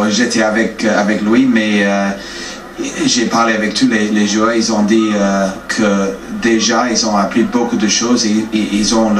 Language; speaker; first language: French; non-native, fluent; English